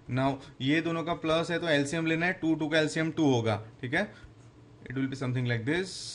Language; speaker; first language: Hindi; non-native, local second language; Gujarati